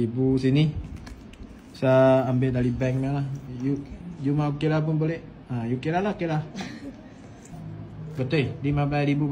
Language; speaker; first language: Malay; non-native, local second language; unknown